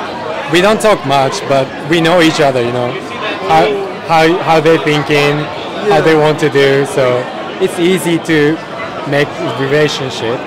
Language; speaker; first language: English; non-native, learner; Japanese